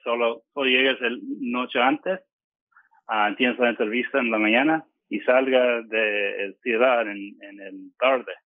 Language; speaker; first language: Spanish; non-native, fluent; English